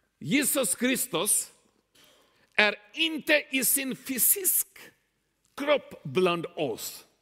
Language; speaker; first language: Swedish; non-native, learner; Urdu